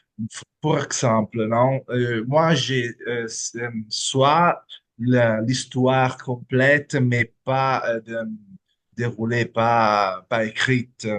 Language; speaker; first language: French; non-native, fluent; Italian